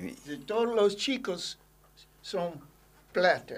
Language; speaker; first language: Spanish; non-native, learner; English